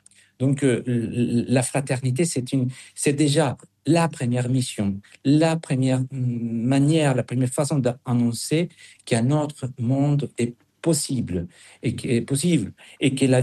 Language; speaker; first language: French; non-native, fluent; Spanish